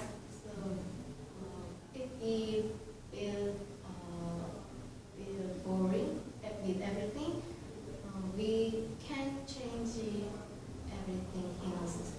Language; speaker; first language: English; non-native, learner; Korean